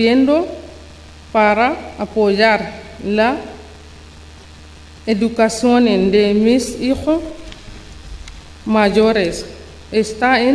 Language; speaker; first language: Spanish; non-native, learner; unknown